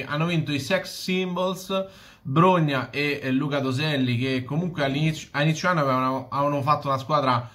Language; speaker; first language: Italian; native; Italian